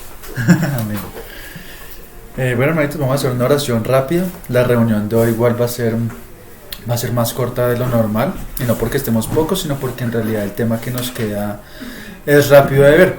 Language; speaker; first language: Spanish; native; Spanish